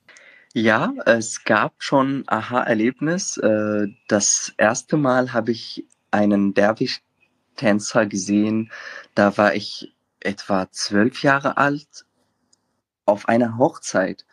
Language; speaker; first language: German; non-native, fluent; Arabic